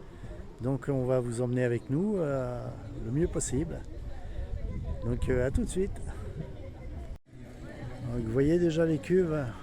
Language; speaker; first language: French; native; French